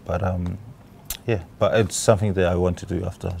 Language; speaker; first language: English; non-native, local second language; Tongan